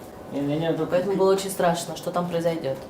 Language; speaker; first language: Russian; native; Russian